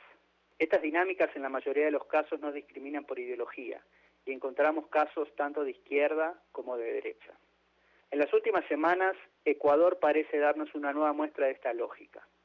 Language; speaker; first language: Spanish; native; Spanish